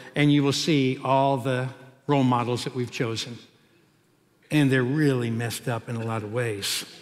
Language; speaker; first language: English; native; English